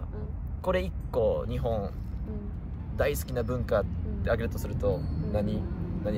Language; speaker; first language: Japanese; native; Japanese